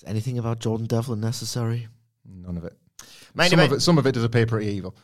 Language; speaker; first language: English; native; English